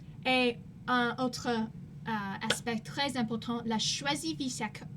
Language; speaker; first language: French; non-native, learner; English